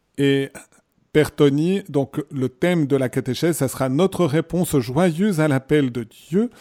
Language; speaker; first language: French; native; French